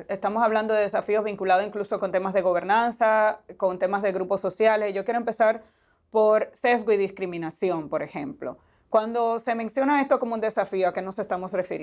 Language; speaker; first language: Spanish; native; Spanish